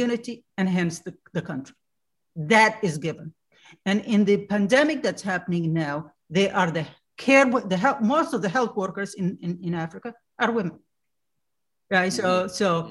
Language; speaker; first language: English; non-native, fluent; Somali